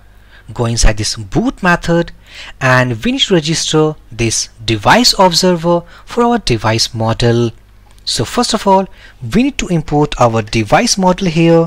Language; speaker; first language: English; non-native, local second language; Hindi